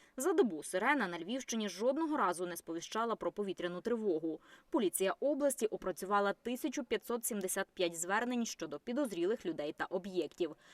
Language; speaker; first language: Ukrainian; native; Ukrainian